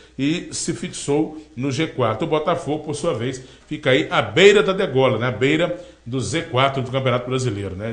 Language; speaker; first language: Portuguese; native; Portuguese